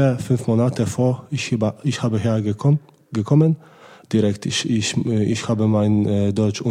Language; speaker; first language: German; non-native, learner; Polish